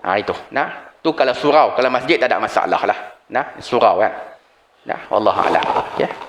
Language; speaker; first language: Malay; native; Malay